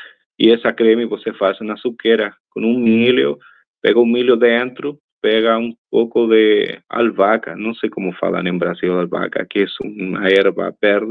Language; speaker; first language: Portuguese; non-native, fluent; Spanish